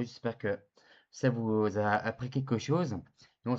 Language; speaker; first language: French; native; French